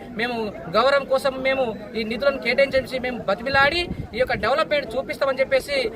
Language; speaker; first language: Telugu; non-native, local second language; Lambadi